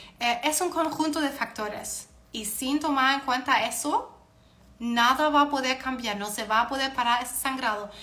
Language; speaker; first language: Spanish; non-native, fluent; German